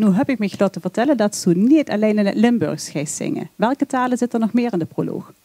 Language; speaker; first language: Dutch; native; Dutch